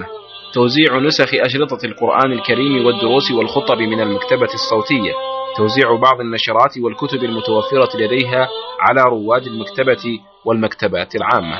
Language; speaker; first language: Arabic; native; Arabic